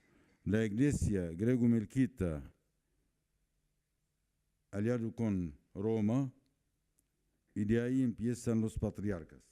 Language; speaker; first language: Spanish; non-native, fluent; Arabic